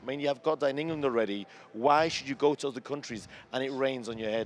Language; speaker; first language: English; non-native, fluent; German